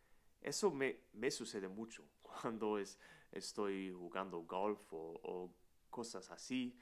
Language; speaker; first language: Spanish; non-native, fluent; English